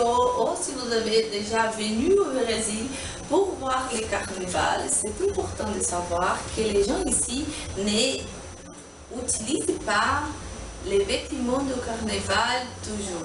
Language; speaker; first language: French; non-native, learner; Portuguese